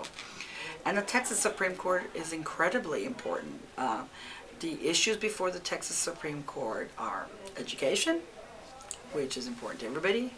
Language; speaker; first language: English; early bilingual, other home language; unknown